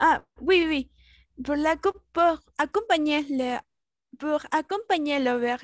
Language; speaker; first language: French; non-native, learner; Spanish